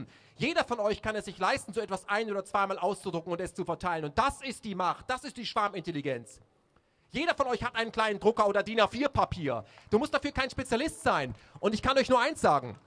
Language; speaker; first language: German; native; German